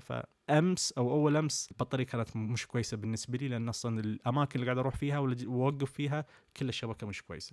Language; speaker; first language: Arabic; native; Arabic